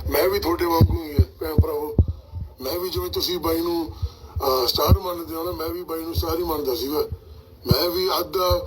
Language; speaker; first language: Punjabi; early bilingual, heritage; Punjabi